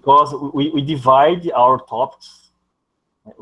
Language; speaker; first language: English; non-native, learner; Portuguese